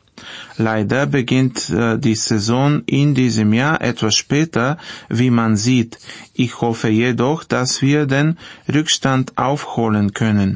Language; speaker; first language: German; non-native, fluent; Bulgarian